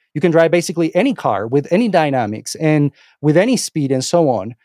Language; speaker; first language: English; non-native, fluent; Spanish